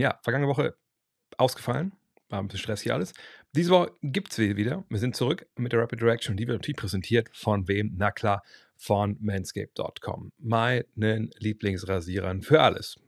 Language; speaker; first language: German; native; German